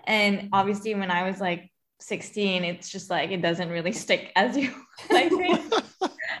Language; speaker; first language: English; non-native, local second language; Filipino